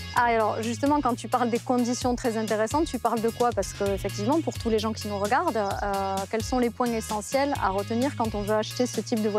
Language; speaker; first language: French; native; French